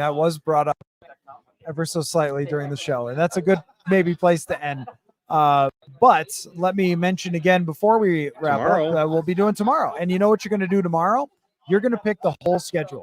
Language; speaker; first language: English; native; English